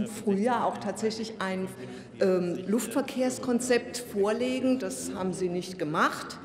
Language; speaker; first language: German; native; German